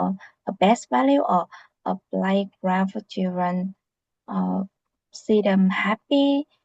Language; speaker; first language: English; non-native, learner; Vietnamese